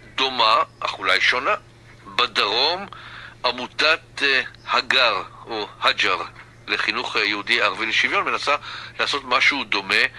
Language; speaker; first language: Hebrew; native; Hebrew